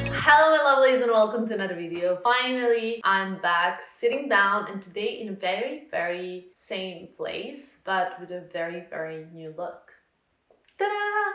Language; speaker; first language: English; non-native, fluent; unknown